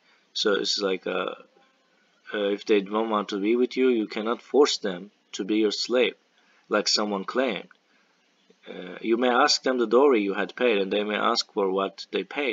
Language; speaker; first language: English; non-native, fluent; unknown